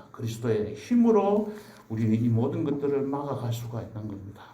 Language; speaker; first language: Korean; native; Korean